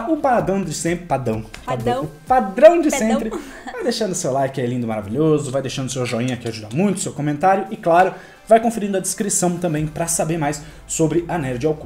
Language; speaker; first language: Portuguese; native; Portuguese